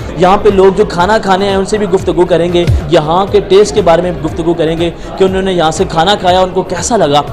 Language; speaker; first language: Urdu; native; Urdu